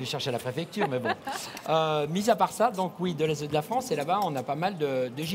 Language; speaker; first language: French; native; French